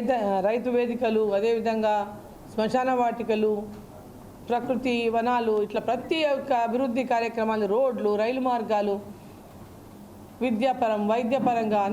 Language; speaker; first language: Telugu; native; Telugu